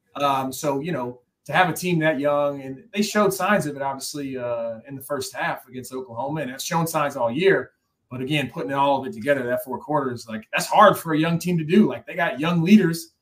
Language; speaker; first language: English; native; English